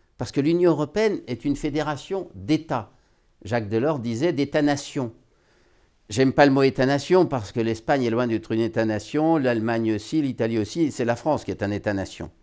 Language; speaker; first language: French; native; French